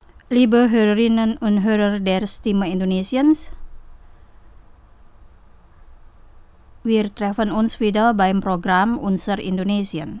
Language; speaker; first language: German; non-native, fluent; Indonesian